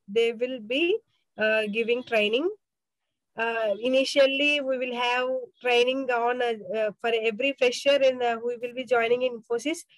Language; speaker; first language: English; non-native, local second language; Telugu